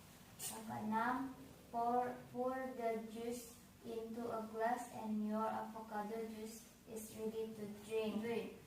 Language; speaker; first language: English; non-native, learner; Indonesian